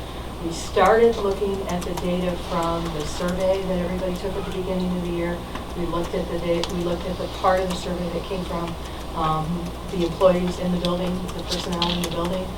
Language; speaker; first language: English; native; English